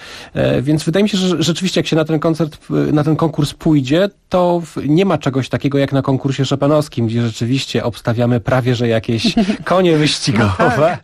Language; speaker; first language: Polish; native; Polish